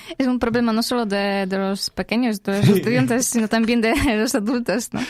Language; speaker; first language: Spanish; non-native, fluent; Polish